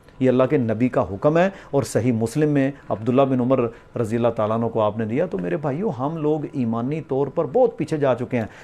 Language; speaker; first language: Urdu; non-native, local second language; Punjabi